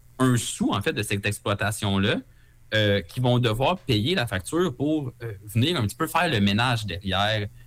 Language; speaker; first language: French; native; French